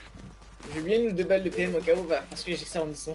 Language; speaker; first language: French; native; French